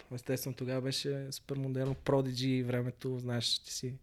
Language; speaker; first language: Bulgarian; native; Bulgarian